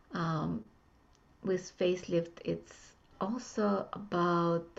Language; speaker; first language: English; non-native, fluent; Russian